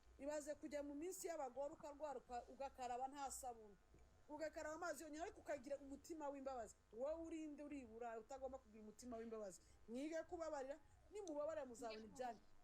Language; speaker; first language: Kinyarwanda; native; Kinyarwanda